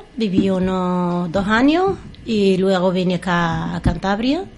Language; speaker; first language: Spanish; non-native, fluent; Arabic